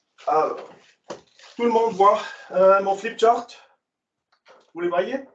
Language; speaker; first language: French; non-native, local second language; German